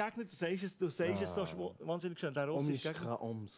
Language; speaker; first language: German; native; German